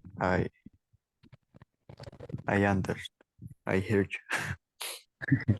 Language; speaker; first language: English; non-native, learner; Spanish